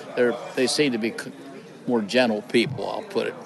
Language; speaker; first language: English; native; English